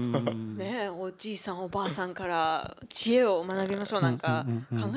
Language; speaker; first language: Japanese; native; Japanese